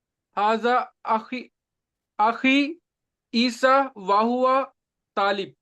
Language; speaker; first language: Arabic; non-native, learner; Urdu